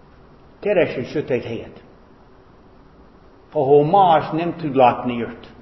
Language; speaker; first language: Hungarian; non-native, fluent; English